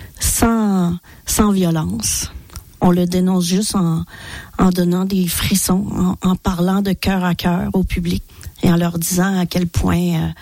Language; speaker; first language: French; native; French